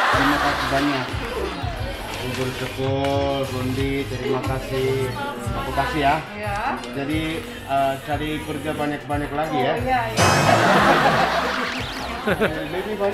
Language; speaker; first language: Indonesian; non-native, fluent; Japanese